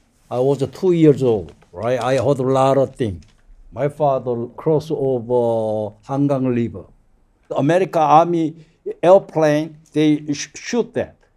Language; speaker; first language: English; non-native, learner; Korean